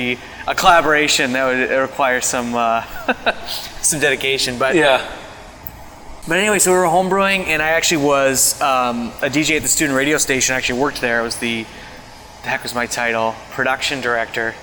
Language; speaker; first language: English; native; English